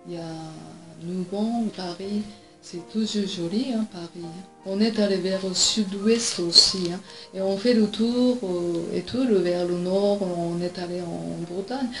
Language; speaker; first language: French; non-native, fluent; Japanese